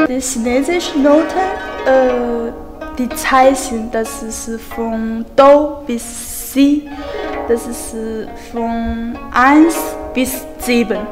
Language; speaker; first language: German; non-native, learner; Chinese